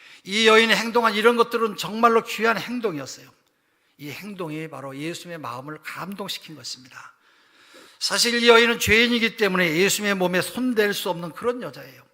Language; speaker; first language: Korean; native; Korean